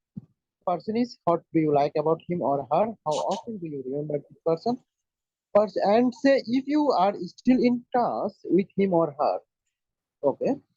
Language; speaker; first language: English; non-native, learner; Bangla